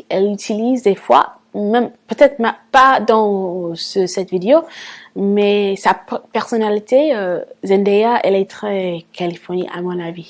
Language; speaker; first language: French; non-native, fluent; English